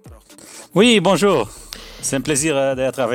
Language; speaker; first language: French; non-native, fluent; Dutch